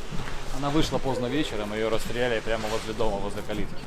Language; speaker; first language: Russian; native; Russian